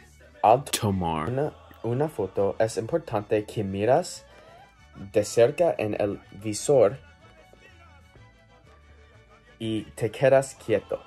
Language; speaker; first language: Spanish; non-native, learner; English